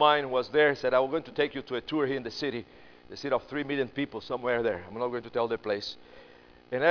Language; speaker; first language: English; non-native, fluent; Portuguese